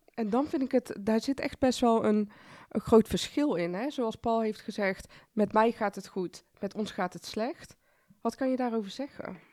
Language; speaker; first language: Dutch; early bilingual, other home language; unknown